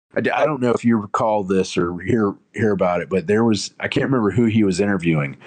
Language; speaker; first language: English; native; English